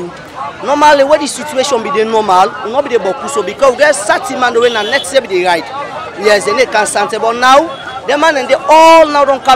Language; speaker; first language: English; non-native, local second language; Krio